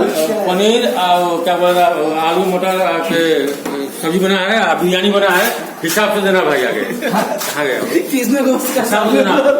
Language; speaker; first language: Hindi; non-native, local second language; Bangla